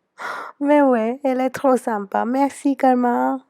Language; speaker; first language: French; non-native, learner; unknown